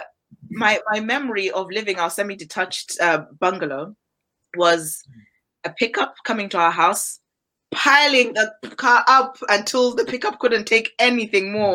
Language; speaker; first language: English; non-native, local second language; Nyanja